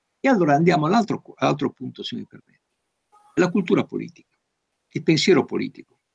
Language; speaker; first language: Italian; native; Italian